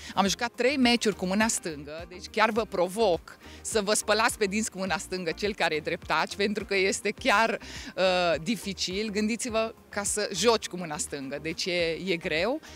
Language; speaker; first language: Romanian; native; Romanian